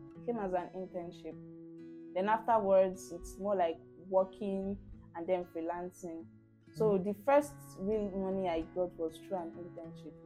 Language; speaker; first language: English; non-native, local second language; Yoruba